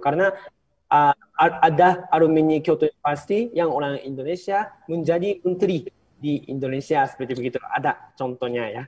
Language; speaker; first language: Indonesian; non-native, fluent; Japanese